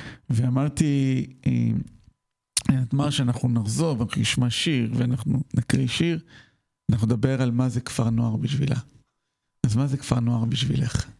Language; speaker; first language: Hebrew; native; Hebrew